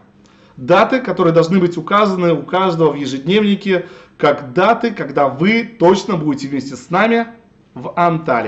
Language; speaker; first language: Russian; native; Russian